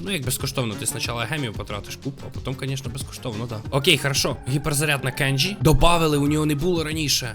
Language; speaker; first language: Ukrainian; non-native, local second language; Russian